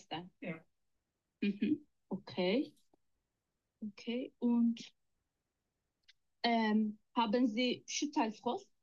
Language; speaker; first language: German; non-native, learner; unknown